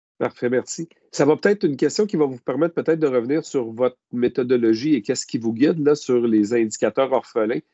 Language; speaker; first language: French; native; French